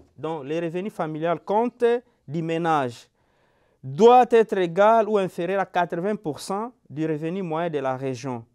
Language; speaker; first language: French; non-native, local second language; Lingala